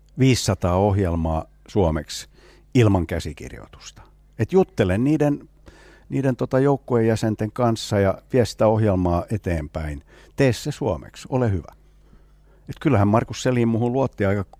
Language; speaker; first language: Finnish; non-native, local second language; Swedish